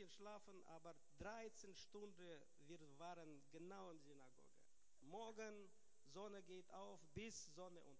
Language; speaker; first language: German; non-native, learner; Russian